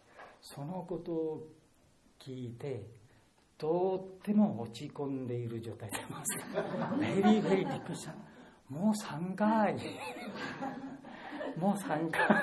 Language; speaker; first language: Japanese; non-native, learner; Bangla